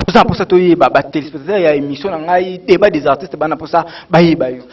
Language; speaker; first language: Lingala; native; Lingala